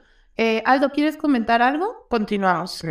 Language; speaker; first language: Spanish; native; Spanish